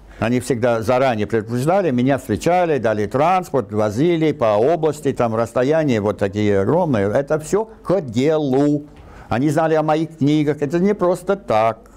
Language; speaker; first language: Russian; non-native, fluent; English